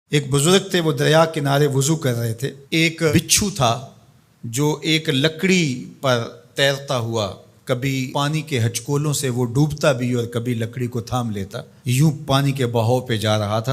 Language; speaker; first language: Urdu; non-native, local second language; Punjabi